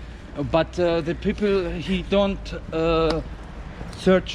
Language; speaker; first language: English; non-native, learner; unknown